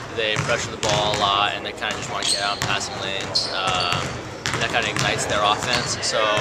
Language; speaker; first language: English; native; English